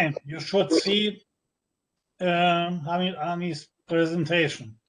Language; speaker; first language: English; non-native, fluent; German